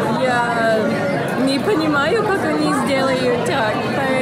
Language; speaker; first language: Russian; early bilingual, heritage; Russian